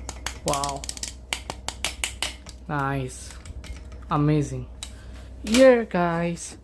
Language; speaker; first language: English; non-native, learner; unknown